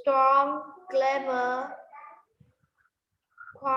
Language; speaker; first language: English; non-native, learner; Vietnamese